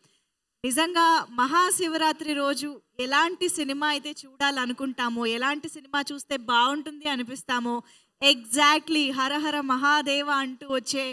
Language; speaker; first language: Telugu; native; Telugu